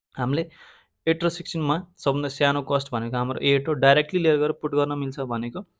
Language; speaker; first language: Nepali; native; Nepali